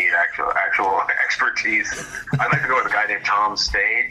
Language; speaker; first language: English; native; English